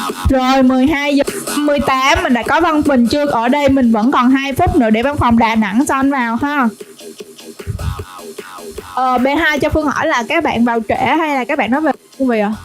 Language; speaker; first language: Vietnamese; native; Vietnamese